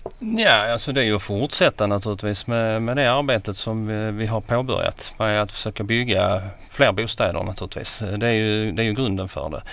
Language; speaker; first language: Swedish; native; Swedish